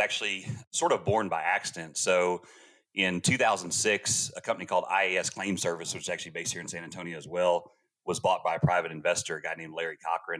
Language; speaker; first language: English; native; English